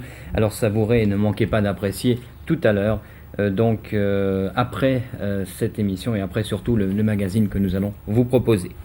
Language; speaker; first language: French; native; French